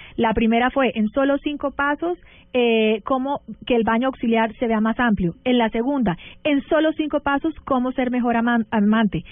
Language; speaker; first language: Spanish; early bilingual, heritage; Spanish